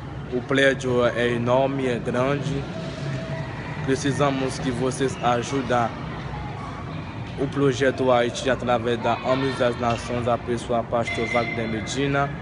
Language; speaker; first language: Portuguese; non-native, learner; Haitian Creole